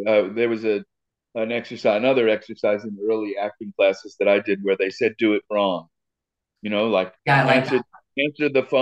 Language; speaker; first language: English; native; English